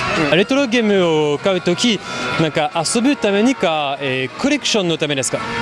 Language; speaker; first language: Japanese; non-native, learner; French